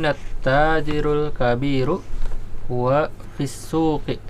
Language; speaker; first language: Arabic; non-native, learner; Indonesian